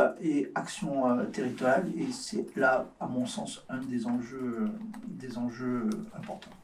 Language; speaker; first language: French; native; French